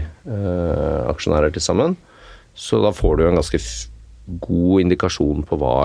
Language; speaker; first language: Norwegian; native; Norwegian